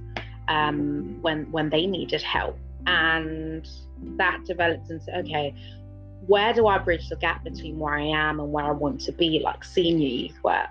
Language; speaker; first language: English; native; English